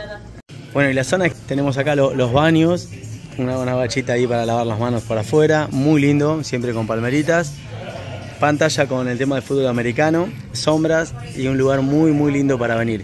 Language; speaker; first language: Spanish; native; Spanish